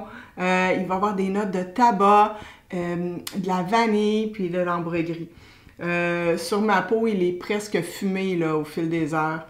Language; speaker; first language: French; native; French